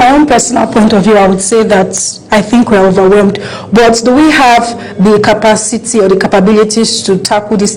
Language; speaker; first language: English; non-native, local second language; Yoruba